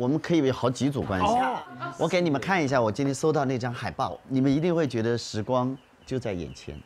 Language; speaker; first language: Chinese; native; Chinese